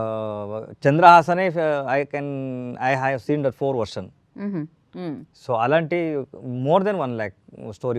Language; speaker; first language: Telugu; non-native, learner; Kannada